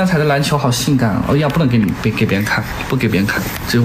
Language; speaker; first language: Chinese; native; Chinese